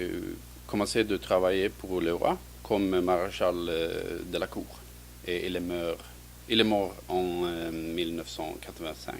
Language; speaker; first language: French; non-native, fluent; Swedish